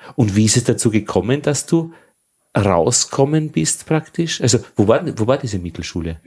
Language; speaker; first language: German; native; German